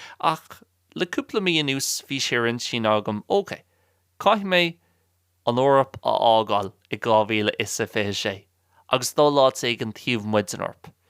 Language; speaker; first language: Irish; non-native, local second language; English